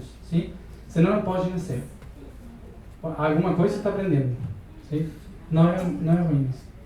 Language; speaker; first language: Portuguese; non-native, learner; Spanish